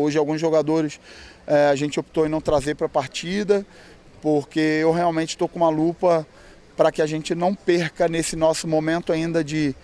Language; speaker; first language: Portuguese; native; Portuguese